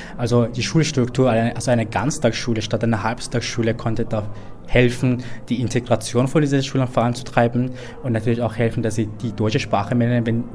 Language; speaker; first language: German; early bilingual, other home language; Persian